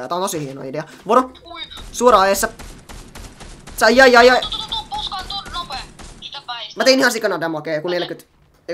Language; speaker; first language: Finnish; native; Finnish